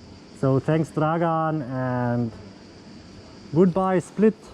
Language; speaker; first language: English; non-native, fluent; German